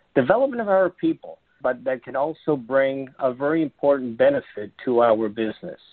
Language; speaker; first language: English; native; English